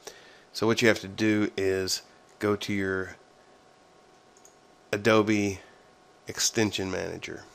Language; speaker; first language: English; native; English